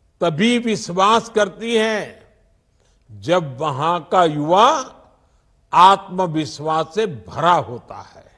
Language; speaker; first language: Hindi; non-native, local second language; Gujarati